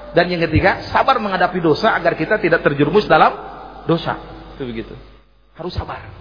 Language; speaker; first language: Indonesian; native; Indonesian